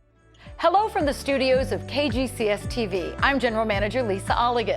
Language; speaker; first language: English; native; English